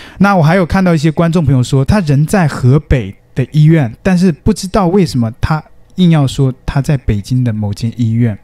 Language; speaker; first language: Chinese; native; Chinese